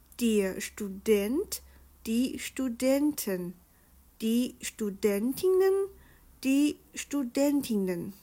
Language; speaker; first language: German; non-native, fluent; Chinese